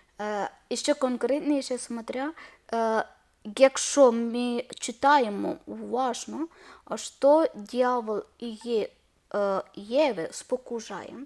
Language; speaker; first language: Ukrainian; non-native, learner; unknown